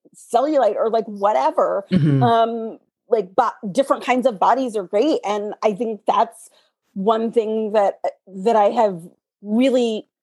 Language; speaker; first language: English; native; English